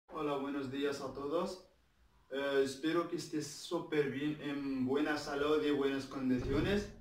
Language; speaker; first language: Spanish; non-native, fluent; Arabic